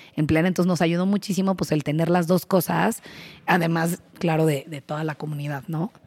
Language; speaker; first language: Spanish; native; Spanish